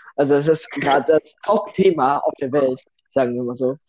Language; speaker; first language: German; non-native, fluent; Russian